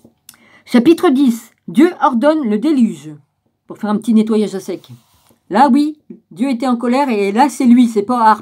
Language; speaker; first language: French; native; French